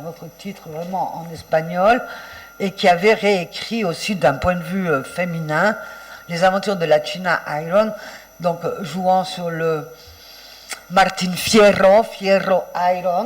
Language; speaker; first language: French; native; French